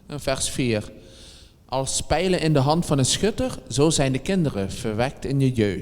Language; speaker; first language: Dutch; native; Dutch